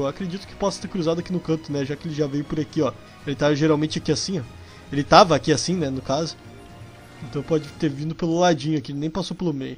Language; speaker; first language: Portuguese; native; Portuguese